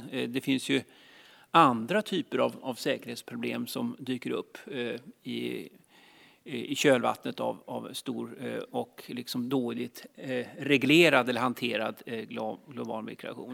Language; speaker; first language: Swedish; native; Swedish